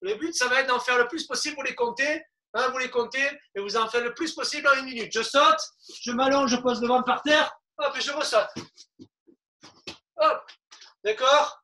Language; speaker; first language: French; native; French